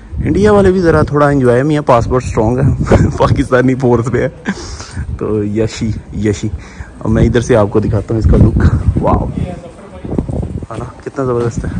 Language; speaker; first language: Urdu; non-native, local second language; Punjabi